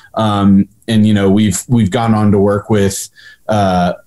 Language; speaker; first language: English; native; English